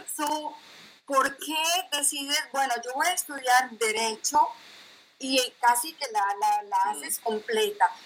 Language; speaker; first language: Spanish; native; Spanish